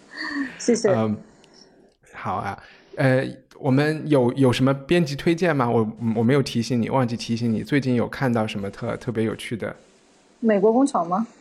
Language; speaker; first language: Chinese; native; Chinese